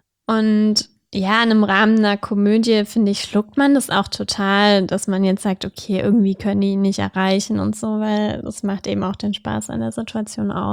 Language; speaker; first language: German; native; German